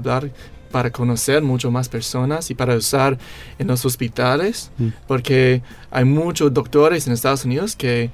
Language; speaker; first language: Spanish; non-native, learner; English